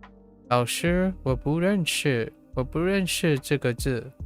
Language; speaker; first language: Chinese; non-native, learner; English